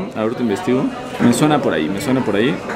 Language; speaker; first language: Spanish; native; Spanish